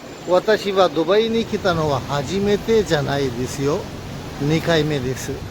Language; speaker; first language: Japanese; non-native, fluent; Urdu